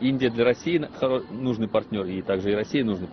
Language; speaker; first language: Russian; native; Russian